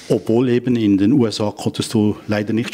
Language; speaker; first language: German; native; German